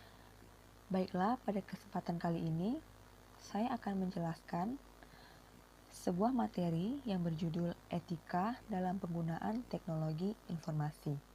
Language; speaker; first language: Indonesian; native; Indonesian